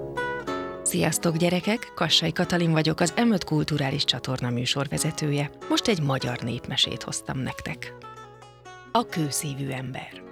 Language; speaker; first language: Hungarian; native; Hungarian